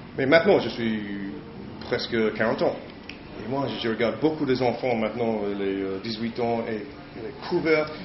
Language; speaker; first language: French; non-native, learner; English